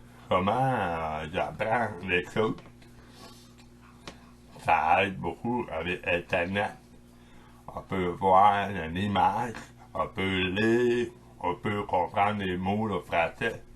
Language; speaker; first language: French; non-native, local second language; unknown